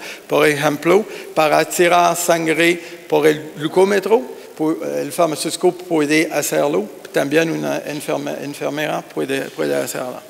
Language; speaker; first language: Spanish; non-native, learner; French